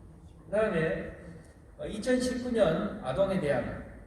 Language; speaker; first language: Korean; native; Korean